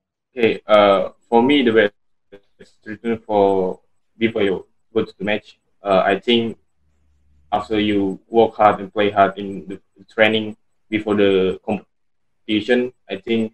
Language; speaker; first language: English; non-native, learner; Indonesian